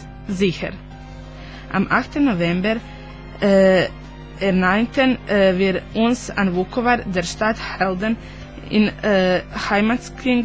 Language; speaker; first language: German; non-native, learner; Croatian